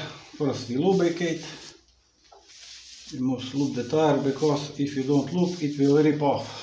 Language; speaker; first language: English; non-native, learner; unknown